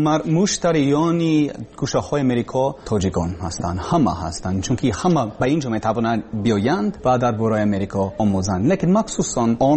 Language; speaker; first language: Persian; non-native, learner; English